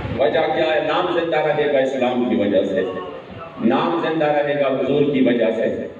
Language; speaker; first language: Urdu; non-native, local second language; Pashto